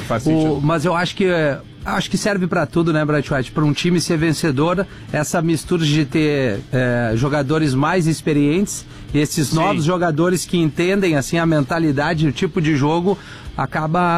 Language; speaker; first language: Portuguese; native; Portuguese